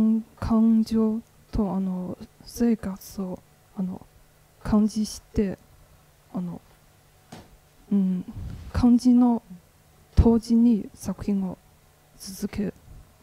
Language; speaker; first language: Japanese; non-native, learner; Chinese